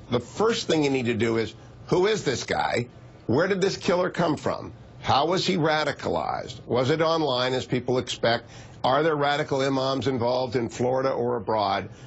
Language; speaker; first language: English; native; English